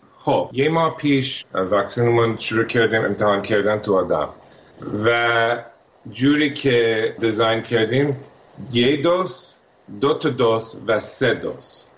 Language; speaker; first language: Persian; early bilingual, heritage; Persian